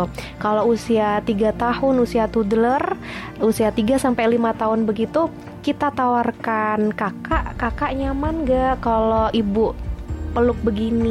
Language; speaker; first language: Indonesian; native; Indonesian